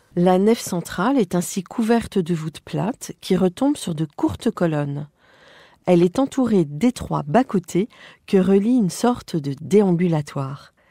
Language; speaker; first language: French; native; French